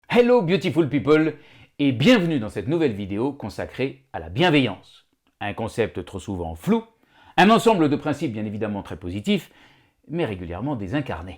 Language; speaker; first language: French; native; French